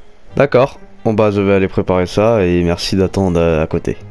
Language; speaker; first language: French; native; French